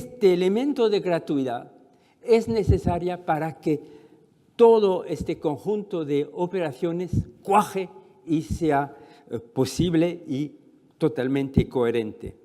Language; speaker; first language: Spanish; non-native, fluent; French